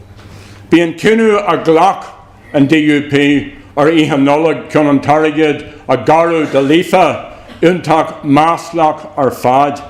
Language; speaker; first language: Irish; non-native, local second language; English